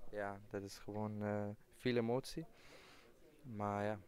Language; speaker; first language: Dutch; non-native, fluent; German